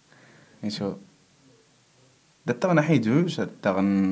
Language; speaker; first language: Spanish; non-native, learner; Berber languages